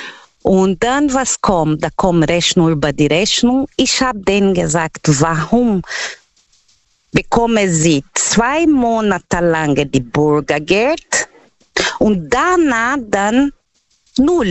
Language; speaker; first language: German; non-native, learner; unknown